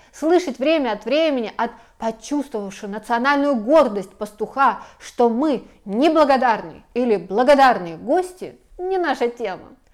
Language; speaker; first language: Russian; native; Russian